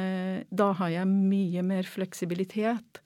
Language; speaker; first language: Norwegian; non-native, fluent; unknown